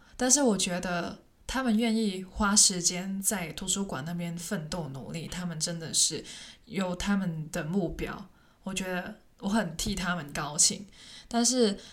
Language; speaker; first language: Chinese; non-native, local second language; Cantonese